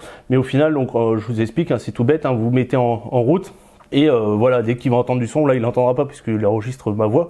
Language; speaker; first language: French; native; French